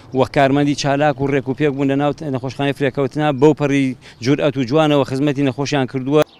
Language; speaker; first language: Central Kurdish; native; Central Kurdish